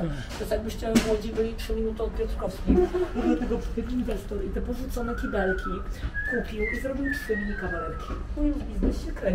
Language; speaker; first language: Polish; native; Polish